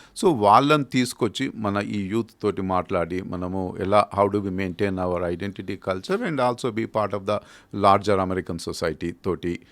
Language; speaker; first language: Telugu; native; Telugu